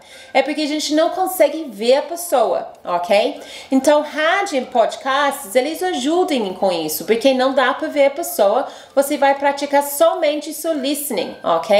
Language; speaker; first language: Portuguese; non-native, fluent; English